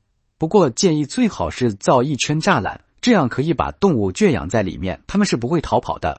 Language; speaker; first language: Chinese; native; Chinese